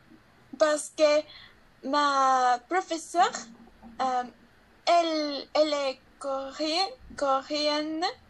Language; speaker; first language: French; non-native, learner; Spanish